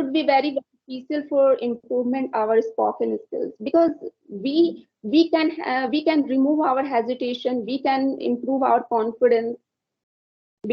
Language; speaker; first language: English; non-native, learner; Hindi